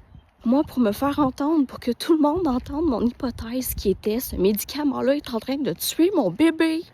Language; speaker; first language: French; native; French